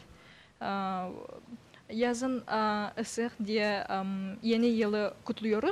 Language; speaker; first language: Turkish; non-native, learner; Yakut